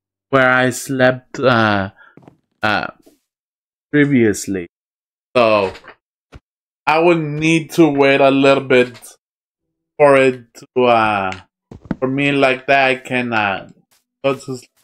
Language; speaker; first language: English; early bilingual, other home language; Spanish